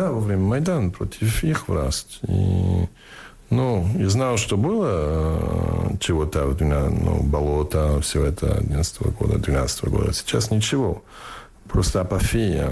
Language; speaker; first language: Russian; non-native, fluent; English